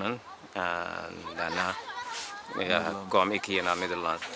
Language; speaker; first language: Dutch; non-native, learner; Arabic